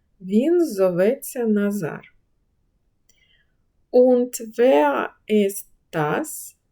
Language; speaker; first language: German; non-native, fluent; Ukrainian